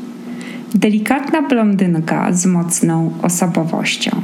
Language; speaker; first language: Polish; native; Polish